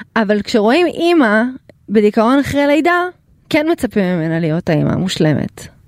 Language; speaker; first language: Hebrew; early bilingual, other home language; Russian